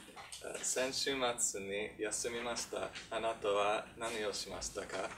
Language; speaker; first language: Japanese; non-native, learner; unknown